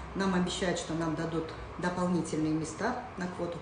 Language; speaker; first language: Russian; non-native, local second language; Kazakh